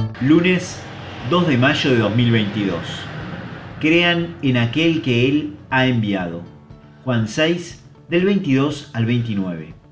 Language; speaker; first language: Spanish; native; Spanish